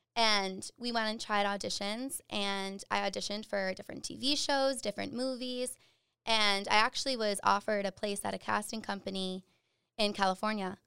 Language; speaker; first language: English; native; English